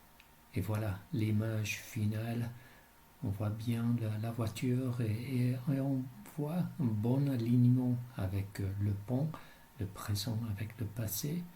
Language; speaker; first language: French; non-native, fluent; English